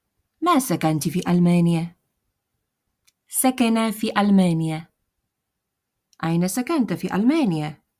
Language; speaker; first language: Arabic; non-native, fluent; Russian